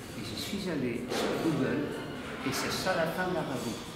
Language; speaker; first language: French; non-native, fluent; Dutch